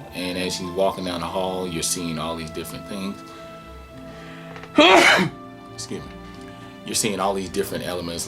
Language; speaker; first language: English; native; English